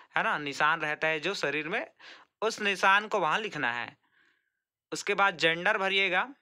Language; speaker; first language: Hindi; native; Hindi